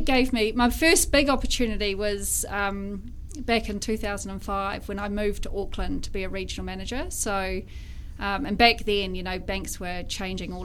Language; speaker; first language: English; native; English